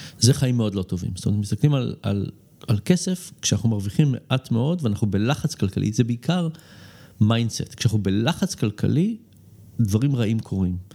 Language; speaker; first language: Hebrew; native; Hebrew